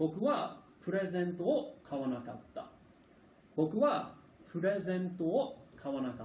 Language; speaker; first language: Japanese; non-native, fluent; English